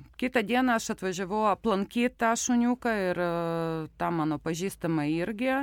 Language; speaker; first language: Lithuanian; non-native, local second language; Russian